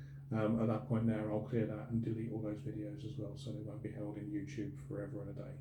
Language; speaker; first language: English; native; English